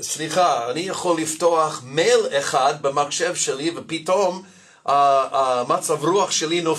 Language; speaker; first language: Hebrew; non-native, fluent; English